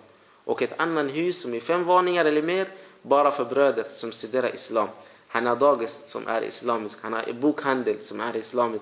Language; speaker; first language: Swedish; non-native, fluent; Arabic